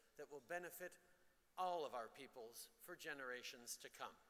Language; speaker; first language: English; early bilingual, other home language; French